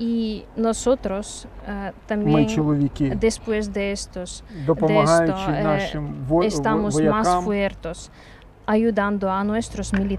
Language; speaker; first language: Spanish; non-native, learner; Ukrainian